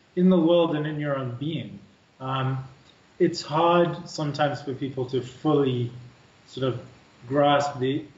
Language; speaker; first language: English; native; English